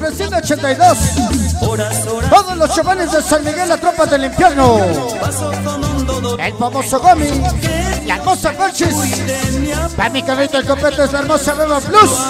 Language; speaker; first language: Spanish; native; Spanish